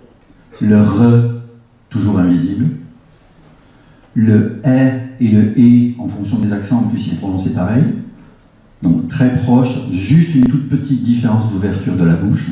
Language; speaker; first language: French; native; French